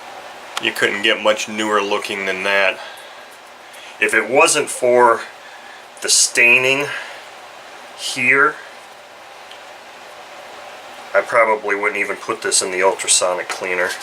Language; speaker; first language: English; native; English